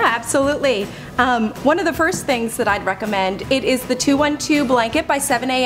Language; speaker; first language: English; native; English